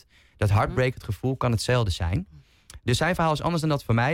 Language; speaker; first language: Dutch; native; Dutch